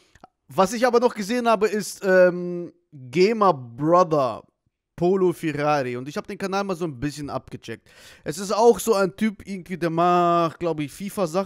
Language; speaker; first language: German; native; German